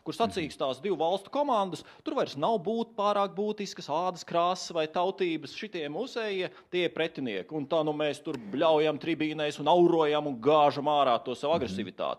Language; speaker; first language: Latvian; native; Latvian